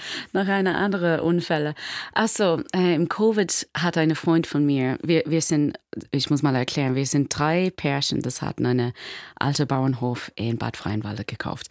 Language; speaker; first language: German; non-native, learner; English